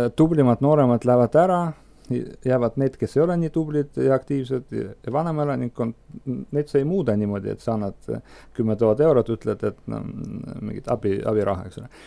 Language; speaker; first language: Estonian; non-native, local second language; Russian